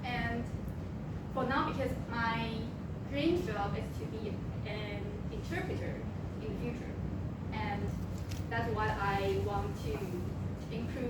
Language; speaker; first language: English; non-native, local second language; Chinese